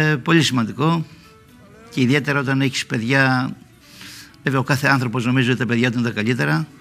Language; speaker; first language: Greek; native; Greek